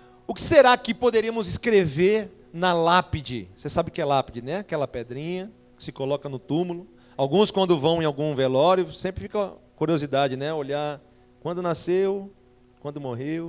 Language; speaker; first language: Portuguese; native; Portuguese